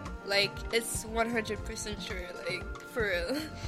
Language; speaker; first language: English; non-native, local second language; French